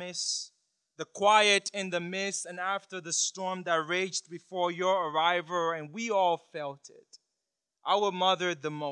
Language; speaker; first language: English; non-native, local second language; Yoruba